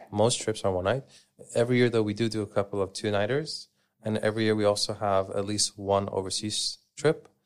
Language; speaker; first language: English; native; English